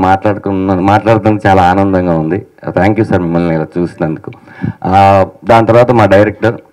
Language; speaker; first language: Telugu; native; Telugu